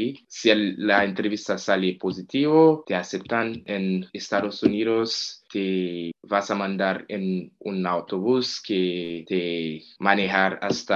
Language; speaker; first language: Spanish; non-native, fluent; Haitian Creole